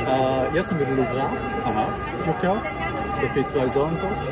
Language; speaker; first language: Italian; non-native, local second language; Romansh